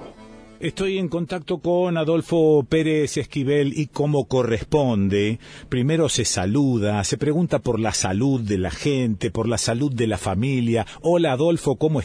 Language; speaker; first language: Spanish; native; Spanish